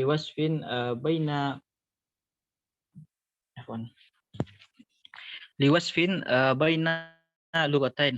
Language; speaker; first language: Arabic; non-native, learner; Indonesian